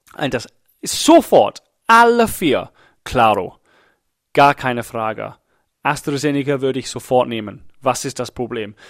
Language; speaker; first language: German; non-native, fluent; English